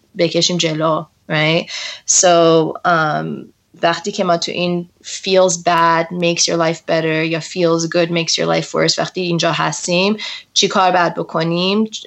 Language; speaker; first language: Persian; early bilingual, heritage; Persian